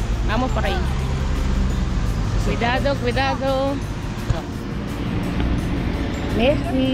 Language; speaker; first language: Spanish; non-native, learner; Filipino